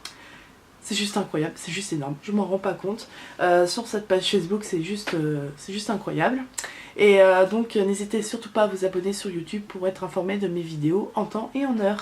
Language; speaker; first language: French; native; French